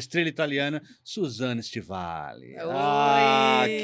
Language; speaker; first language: Portuguese; native; Portuguese